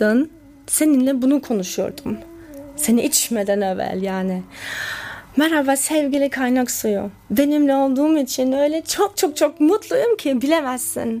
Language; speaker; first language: Turkish; early bilingual, heritage; Turkish